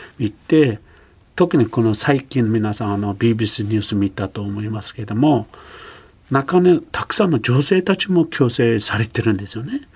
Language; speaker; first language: Japanese; non-native, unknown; Uyghur